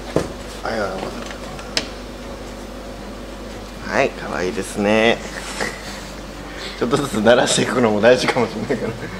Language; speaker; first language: Japanese; native; Japanese